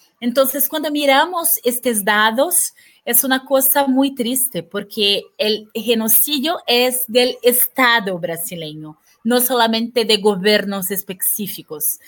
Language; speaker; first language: Spanish; non-native, fluent; Portuguese